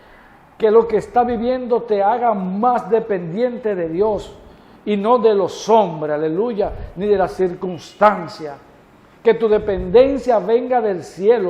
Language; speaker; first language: Spanish; native; Spanish